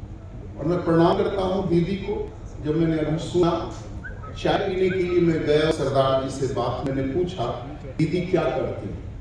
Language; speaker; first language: Hindi; native; Hindi